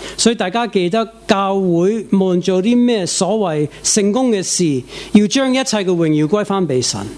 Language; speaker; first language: Chinese; non-native, fluent; English